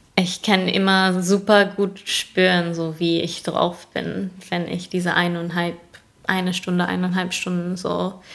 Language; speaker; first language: German; non-native, fluent; English